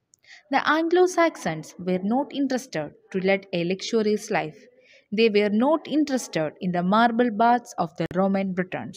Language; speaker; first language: English; non-native, local second language; Malayalam